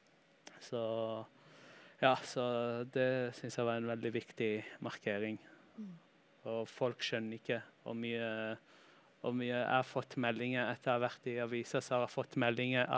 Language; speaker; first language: Norwegian; early bilingual, heritage; Norwegian